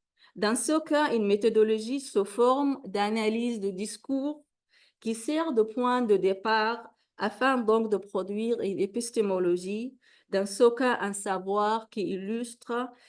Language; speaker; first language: French; non-native, fluent; Arabic